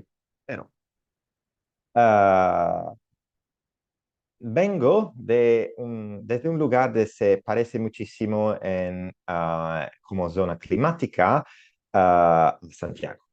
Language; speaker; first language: Spanish; non-native, learner; Italian